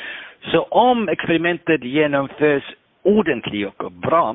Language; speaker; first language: Swedish; non-native, fluent; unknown